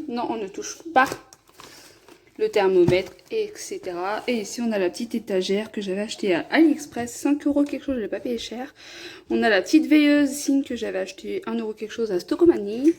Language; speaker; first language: French; native; French